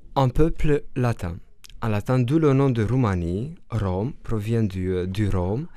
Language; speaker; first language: French; non-native, fluent; Romanian